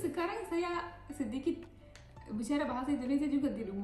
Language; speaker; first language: Indonesian; non-native, learner; Turkish